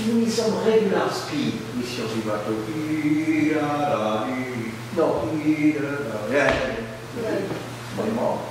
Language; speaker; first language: English; non-native, learner; French